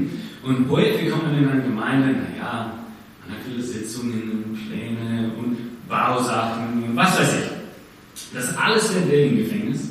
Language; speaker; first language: German; non-native, fluent; English